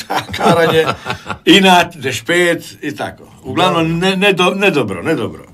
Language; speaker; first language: Croatian; native; Croatian